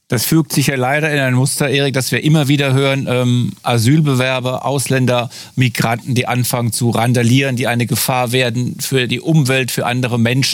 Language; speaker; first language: German; native; German